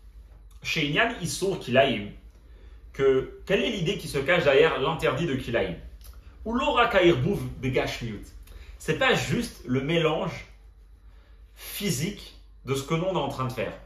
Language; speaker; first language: French; native; French